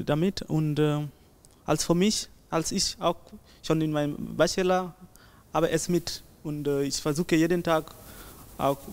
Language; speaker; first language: German; non-native, learner; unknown